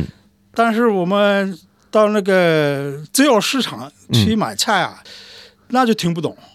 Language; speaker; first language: Chinese; non-native, fluent; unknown